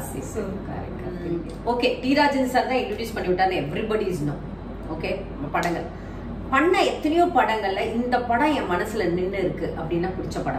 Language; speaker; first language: Tamil; native; Tamil